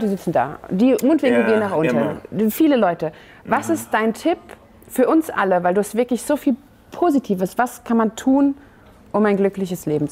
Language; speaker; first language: German; native; German